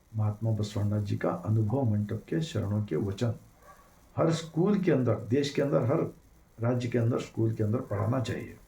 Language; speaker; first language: Hindi; non-native, local second language; Kannada